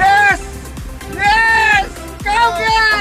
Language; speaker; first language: English; non-native, learner; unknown